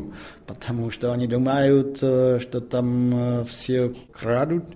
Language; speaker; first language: Russian; non-native, fluent; Czech